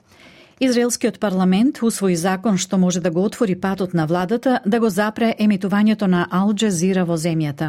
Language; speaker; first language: Macedonian; native; Macedonian